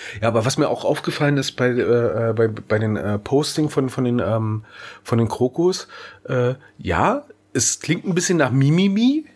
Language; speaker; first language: German; native; German